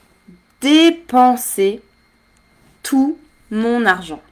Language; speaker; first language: French; native; French